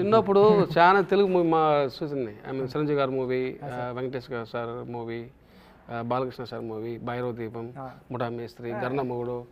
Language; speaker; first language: Telugu; non-native, learner; Tamil